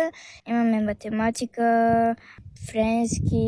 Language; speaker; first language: Bulgarian; early bilingual, heritage; Bulgarian